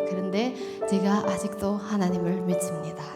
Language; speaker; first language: Korean; non-native, learner; Indonesian